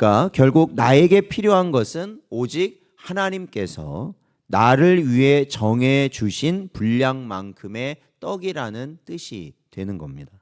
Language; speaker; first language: Korean; native; Korean